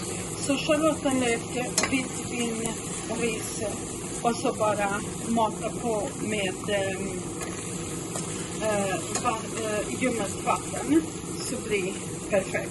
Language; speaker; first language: Swedish; non-native, fluent; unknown